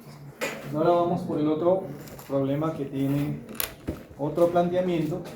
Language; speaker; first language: Spanish; native; Spanish